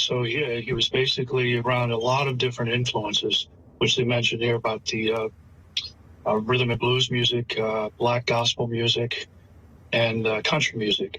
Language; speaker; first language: English; native; English